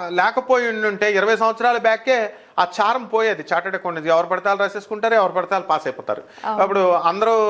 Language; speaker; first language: Telugu; native; Telugu